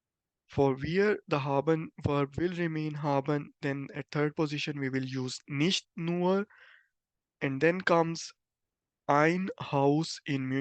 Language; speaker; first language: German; non-native, fluent; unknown